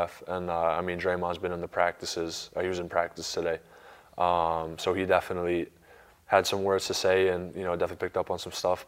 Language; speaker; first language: English; native; English